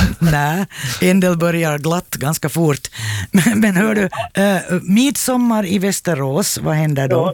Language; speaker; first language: Swedish; native; Swedish